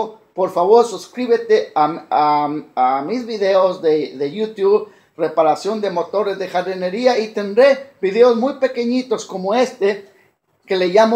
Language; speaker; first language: Spanish; early bilingual, heritage; Spanish